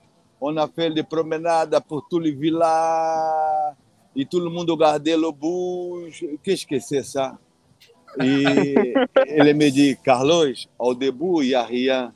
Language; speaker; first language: French; non-native, fluent; Portuguese